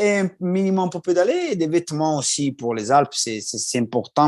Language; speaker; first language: French; non-native, learner; Italian